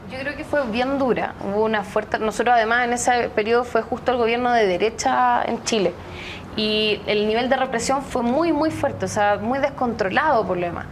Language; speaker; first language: Spanish; native; Spanish